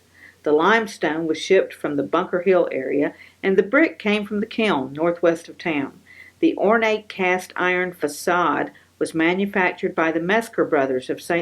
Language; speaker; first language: English; native; English